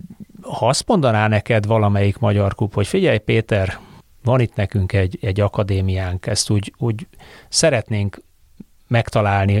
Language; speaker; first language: Hungarian; native; Hungarian